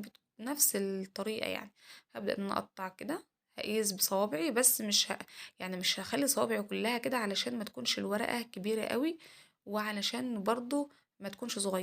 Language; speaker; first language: Arabic; native; Arabic